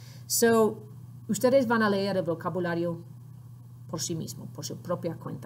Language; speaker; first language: Spanish; non-native, fluent; English